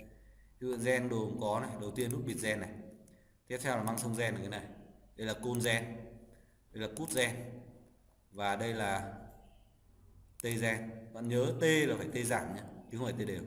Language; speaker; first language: Vietnamese; native; Vietnamese